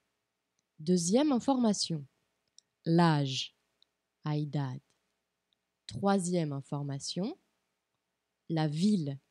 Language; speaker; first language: French; non-native, fluent; Portuguese